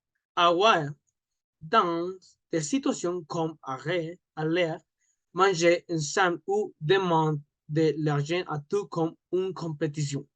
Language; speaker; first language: French; non-native, learner; Spanish